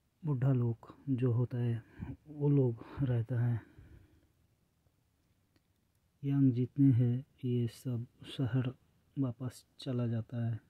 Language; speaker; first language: Hindi; non-native, local second language; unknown